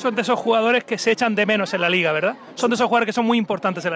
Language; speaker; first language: Spanish; native; Spanish